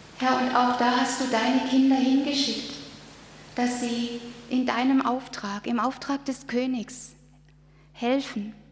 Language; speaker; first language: German; native; German